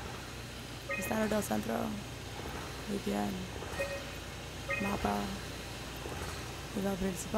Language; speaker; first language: Spanish; non-native, learner; English